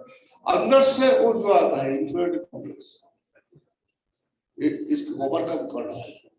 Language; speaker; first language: Hindi; non-native, learner; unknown